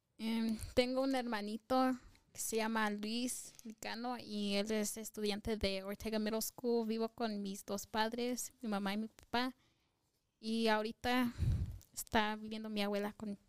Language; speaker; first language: Spanish; early bilingual, heritage; Spanish